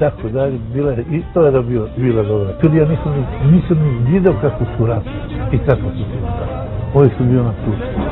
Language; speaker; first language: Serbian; non-native, local second language; Romany